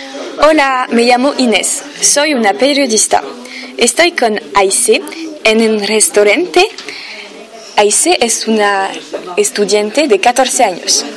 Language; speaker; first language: Spanish; non-native, learner; French